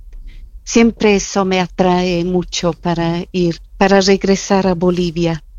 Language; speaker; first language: Spanish; non-native, fluent; German